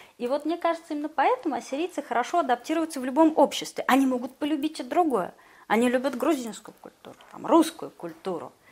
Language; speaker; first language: Russian; native; Russian